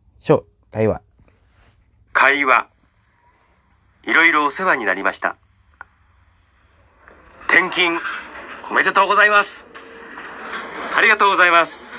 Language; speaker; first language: Japanese; non-native, learner; Indonesian